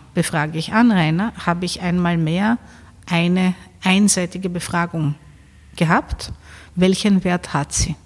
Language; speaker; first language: German; non-native, fluent; Greek